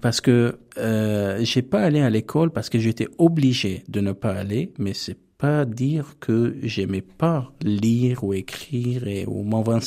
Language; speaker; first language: French; non-native, fluent; Armenian